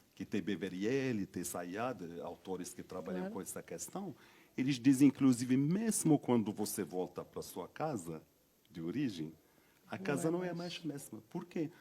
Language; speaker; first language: Portuguese; non-native, fluent; Berber languages